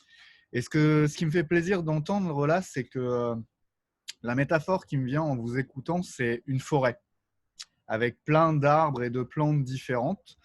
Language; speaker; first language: French; native; French